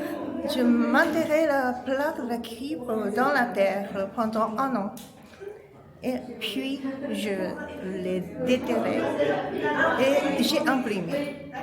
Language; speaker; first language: French; non-native, learner; Japanese